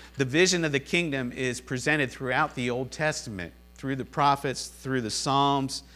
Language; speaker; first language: English; native; English